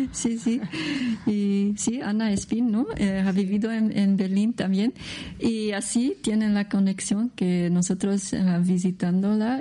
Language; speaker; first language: Spanish; non-native, learner; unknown